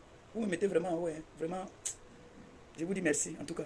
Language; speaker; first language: French; native; French